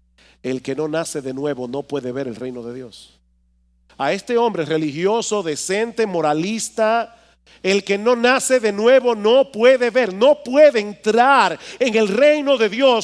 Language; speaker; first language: Spanish; native; Spanish